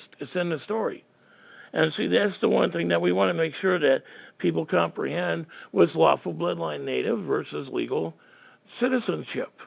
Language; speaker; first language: English; native; English